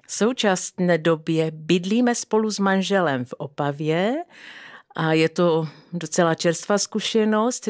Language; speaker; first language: Czech; non-native, local second language; Polish